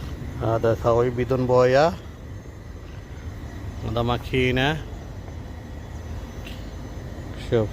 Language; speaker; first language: Arabic; non-native, learner; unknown